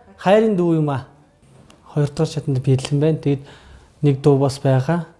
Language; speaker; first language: Mongolian; non-native, local second language; Kazakh